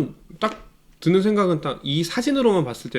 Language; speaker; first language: Korean; native; Korean